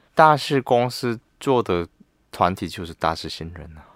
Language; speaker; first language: Chinese; non-native, learner; Korean